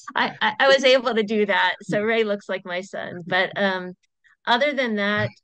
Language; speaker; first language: English; native; English